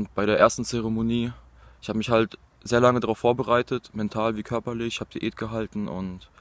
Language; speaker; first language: German; native; German